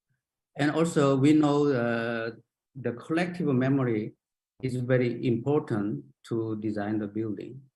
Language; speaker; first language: English; non-native, learner; Japanese